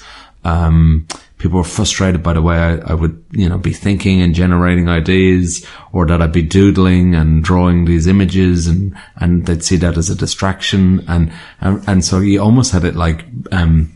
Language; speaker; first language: English; native; English